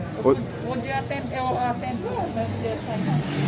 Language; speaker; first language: Portuguese; native; Portuguese